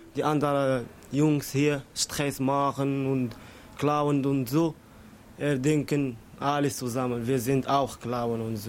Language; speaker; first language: German; non-native, learner; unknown